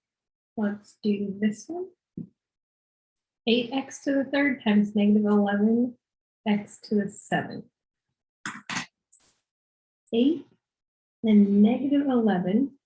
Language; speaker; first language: English; native; English